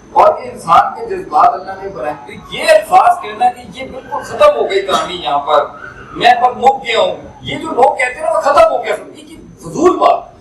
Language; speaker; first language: Urdu; non-native, local second language; Punjabi